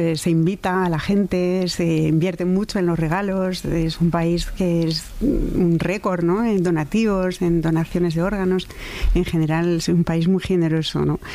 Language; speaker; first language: Spanish; non-native, fluent; French